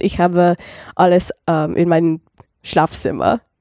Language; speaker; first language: German; non-native, learner; English